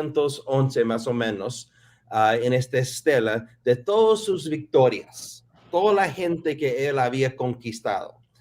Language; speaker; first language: Spanish; non-native, fluent; English